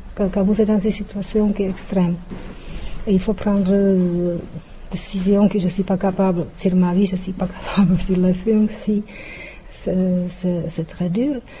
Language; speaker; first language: French; non-native, fluent; Czech